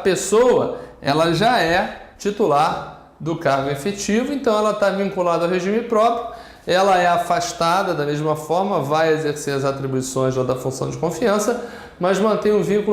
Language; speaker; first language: Portuguese; native; Portuguese